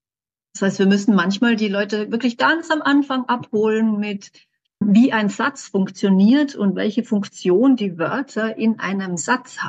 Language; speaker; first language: German; native; German